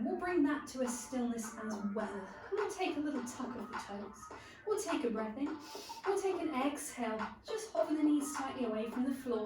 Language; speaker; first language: English; native; English